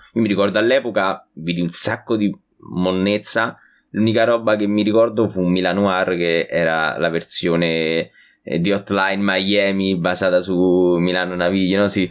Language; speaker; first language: Italian; native; Italian